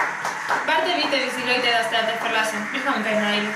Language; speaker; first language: German; non-native, learner; Spanish